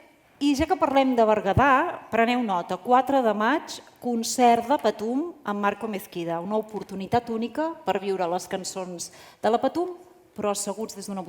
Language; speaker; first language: Catalan; native; Catalan